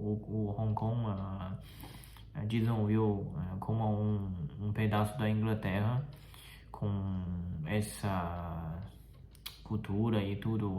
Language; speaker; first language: Portuguese; non-native, fluent; Chinese